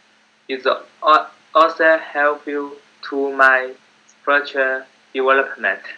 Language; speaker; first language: English; non-native, learner; Chinese